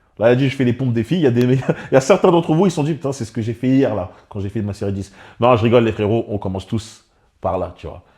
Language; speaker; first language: French; native; French